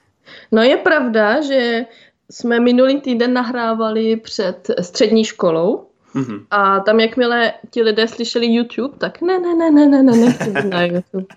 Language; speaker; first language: Czech; native; Czech